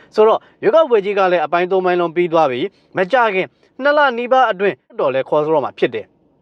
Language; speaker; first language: Burmese; native; Burmese